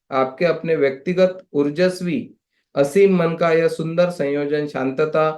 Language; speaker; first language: Hindi; non-native, local second language; Marathi